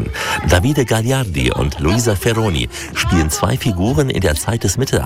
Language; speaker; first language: German; native; German